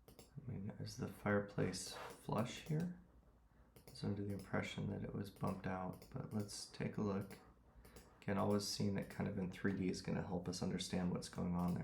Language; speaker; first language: English; native; English